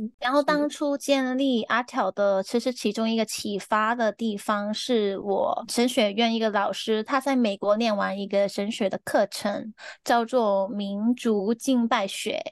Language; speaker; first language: Chinese; non-native, local second language; Cantonese